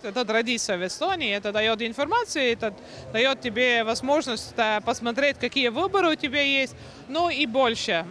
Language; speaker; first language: Russian; non-native, local second language; Estonian